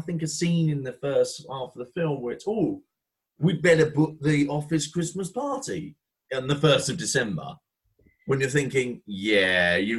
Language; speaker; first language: English; native; English